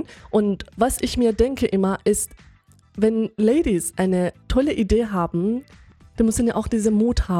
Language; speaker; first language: German; non-native, fluent; Persian